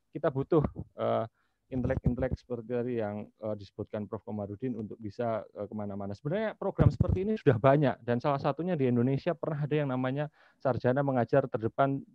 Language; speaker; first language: Indonesian; native; Indonesian